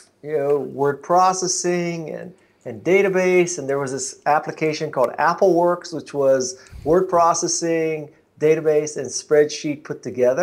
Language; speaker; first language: English; native; English